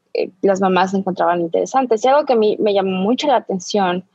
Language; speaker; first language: Spanish; native; Spanish